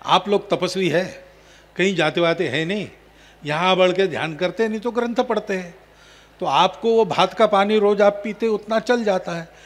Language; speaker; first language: Hindi; non-native, local second language; Marathi